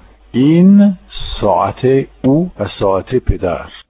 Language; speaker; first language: Persian; non-native, fluent; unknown